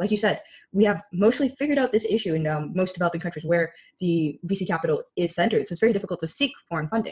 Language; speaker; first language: English; native; English